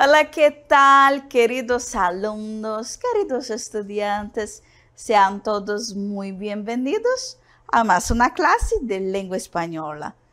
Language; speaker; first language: Spanish; non-native, learner; Portuguese